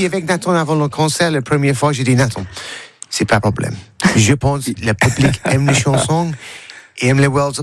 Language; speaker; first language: French; non-native, learner; English